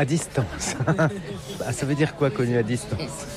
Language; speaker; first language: French; native; French